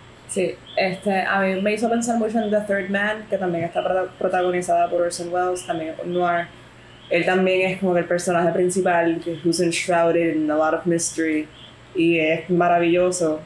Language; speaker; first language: Spanish; native; Spanish